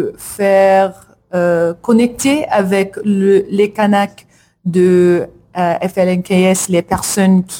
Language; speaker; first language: French; non-native, learner; English